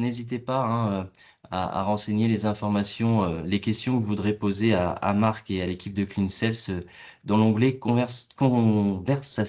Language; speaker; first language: French; native; French